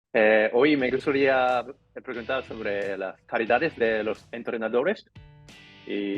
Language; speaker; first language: Spanish; non-native, fluent; Japanese